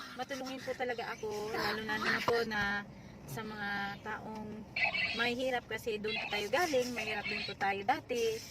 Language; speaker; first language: Filipino; non-native, local second language; Cebuano